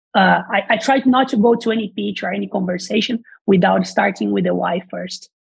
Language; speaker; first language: English; non-native, fluent; Portuguese